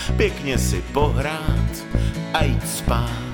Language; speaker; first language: Czech; native; Czech